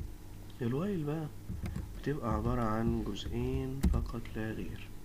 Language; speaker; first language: Arabic; native; Arabic